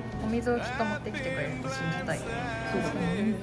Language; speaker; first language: Japanese; native; Japanese